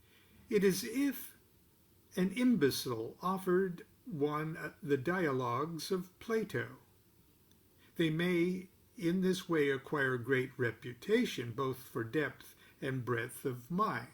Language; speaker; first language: English; native; English